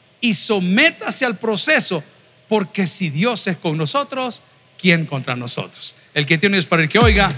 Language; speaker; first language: Spanish; native; Spanish